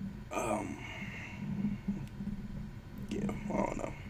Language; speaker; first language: English; native; English